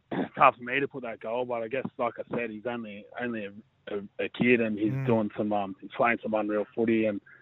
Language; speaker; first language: English; native; English